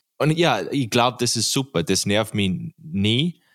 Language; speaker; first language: German; non-native, learner; English